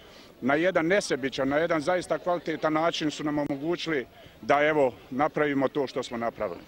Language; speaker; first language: Bosnian; native; Bosnian